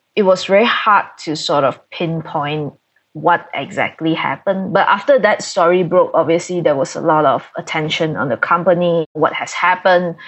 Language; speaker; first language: English; non-native, local second language; Cantonese